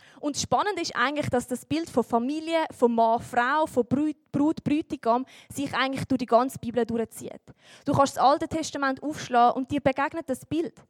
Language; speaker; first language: German; native; German